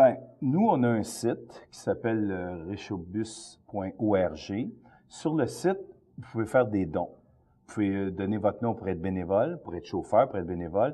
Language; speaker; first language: French; native; French